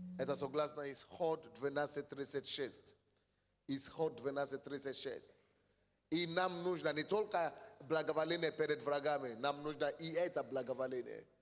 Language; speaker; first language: Russian; non-native, fluent; Yoruba